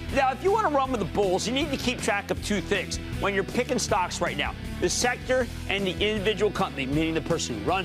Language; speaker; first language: English; native; English